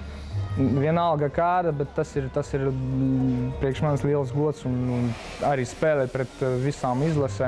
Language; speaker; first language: Latvian; non-native, local second language; Russian